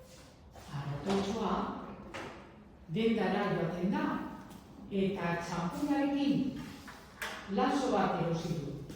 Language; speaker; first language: Basque; non-native, learner; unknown